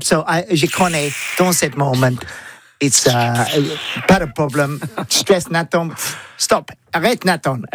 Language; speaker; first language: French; non-native, learner; English